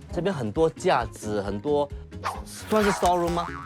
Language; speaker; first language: Chinese; native; Chinese